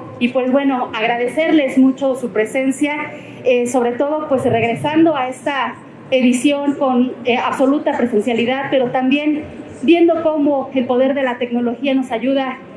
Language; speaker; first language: Spanish; native; Spanish